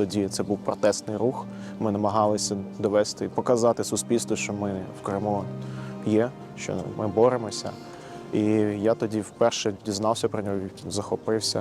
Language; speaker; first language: Ukrainian; non-native, local second language; Russian